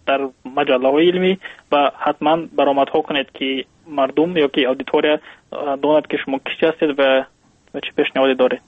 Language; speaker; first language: Persian; native; Persian